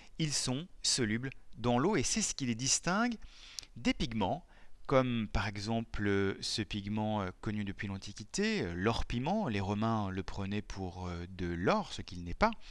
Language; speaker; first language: French; native; French